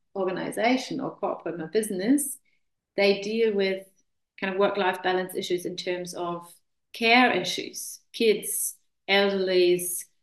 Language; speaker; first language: English; non-native, fluent; German